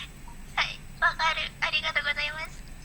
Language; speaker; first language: Japanese; non-native, learner; Indonesian